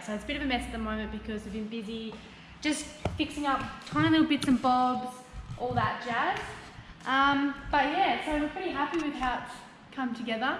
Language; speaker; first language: English; native; English